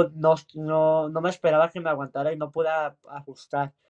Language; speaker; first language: Spanish; early bilingual, heritage; Spanish